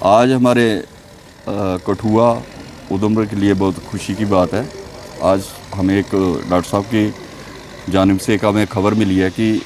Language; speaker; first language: Hindi; native; Hindi